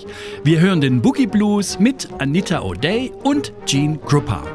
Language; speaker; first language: German; native; German